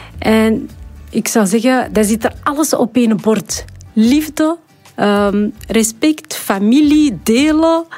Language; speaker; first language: Dutch; non-native, fluent; Arabic